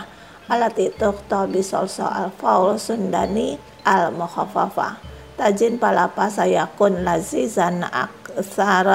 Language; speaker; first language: Arabic; non-native, fluent; Indonesian